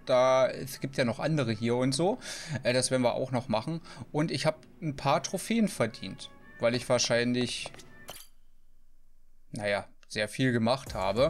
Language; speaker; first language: German; native; German